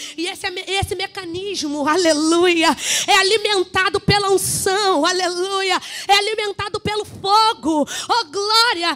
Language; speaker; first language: Portuguese; native; Portuguese